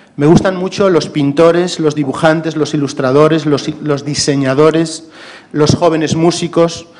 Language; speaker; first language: Spanish; native; Spanish